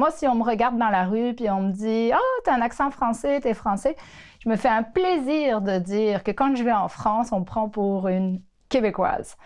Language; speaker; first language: French; native; French